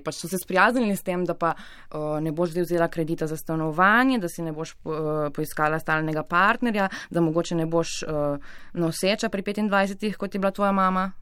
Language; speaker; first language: Slovenian; native; Slovenian